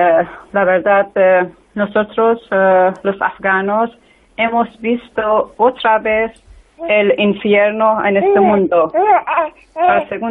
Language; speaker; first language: Spanish; non-native, learner; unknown